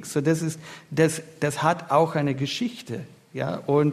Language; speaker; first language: German; non-native, fluent; English